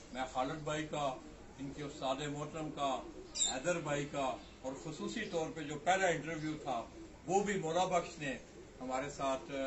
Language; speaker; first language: Urdu; native; Urdu